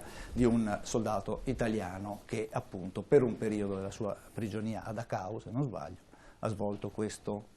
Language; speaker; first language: Italian; native; Italian